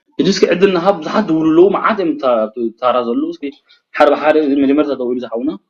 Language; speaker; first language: Tigrinya; early bilingual, heritage; Tigrinya